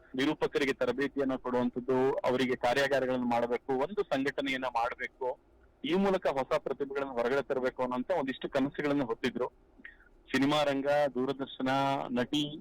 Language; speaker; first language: Kannada; native; Kannada